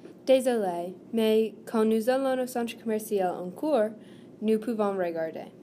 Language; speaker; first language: French; non-native, learner; English